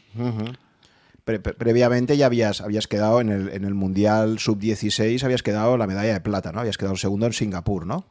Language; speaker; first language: Spanish; native; Spanish